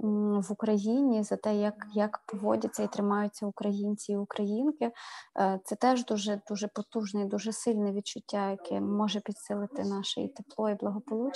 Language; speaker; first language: Ukrainian; native; Ukrainian